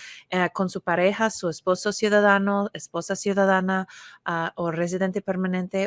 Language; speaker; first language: Spanish; non-native, fluent; English